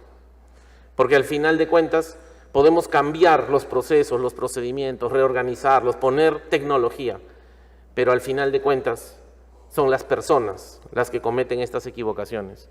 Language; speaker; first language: Spanish; native; Spanish